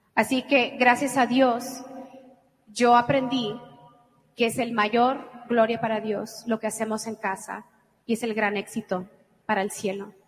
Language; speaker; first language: Spanish; early bilingual, heritage; Spanish